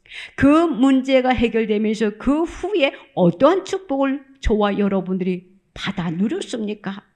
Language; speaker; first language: Korean; native; Korean